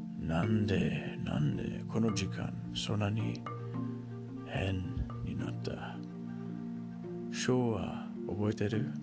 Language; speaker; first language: Japanese; non-native, learner; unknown